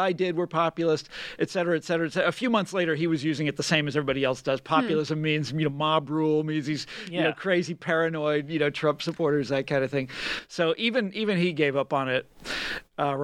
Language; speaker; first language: English; native; English